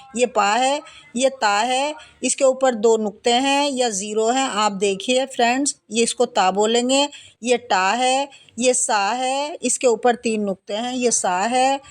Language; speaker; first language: Hindi; native; Hindi